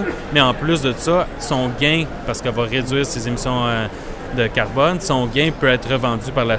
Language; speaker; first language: French; native; French